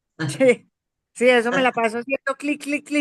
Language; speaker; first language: Spanish; native; Spanish